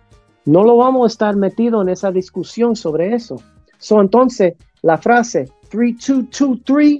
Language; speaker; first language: Spanish; early bilingual, heritage; Spanish